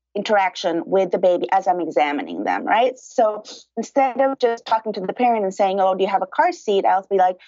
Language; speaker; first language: English; early bilingual, other home language; Spanish